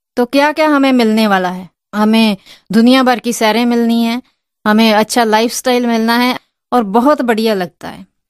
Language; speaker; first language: Hindi; non-native, local second language; Punjabi